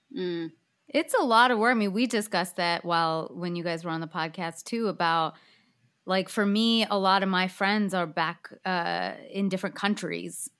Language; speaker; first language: English; early bilingual, other home language; Hindi